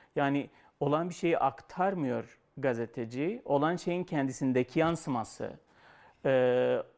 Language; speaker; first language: Turkish; native; Turkish